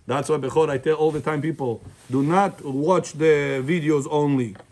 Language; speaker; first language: English; non-native, fluent; Russian